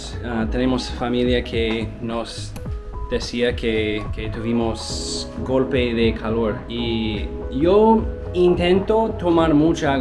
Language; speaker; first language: Spanish; non-native, learner; English